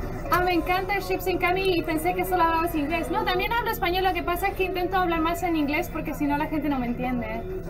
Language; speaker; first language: Spanish; early bilingual, heritage; Spanish